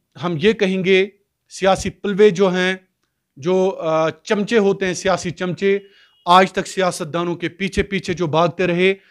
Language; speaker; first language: Hindi; non-native, local second language; Kashmiri